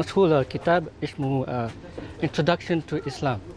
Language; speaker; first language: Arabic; non-native, learner; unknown